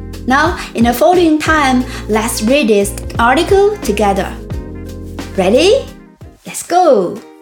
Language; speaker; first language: English; non-native, fluent; Chinese